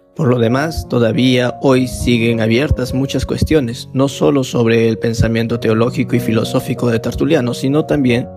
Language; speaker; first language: Spanish; non-native, fluent; Vietnamese